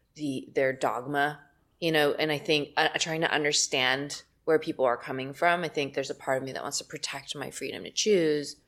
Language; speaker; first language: English; native; English